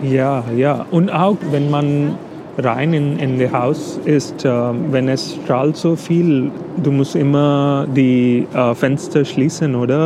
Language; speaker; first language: German; non-native, fluent; English